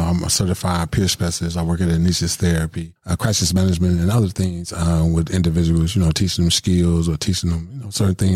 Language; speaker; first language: English; native; English